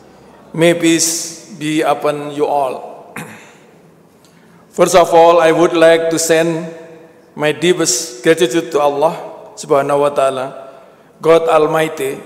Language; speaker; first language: English; non-native, learner; Indonesian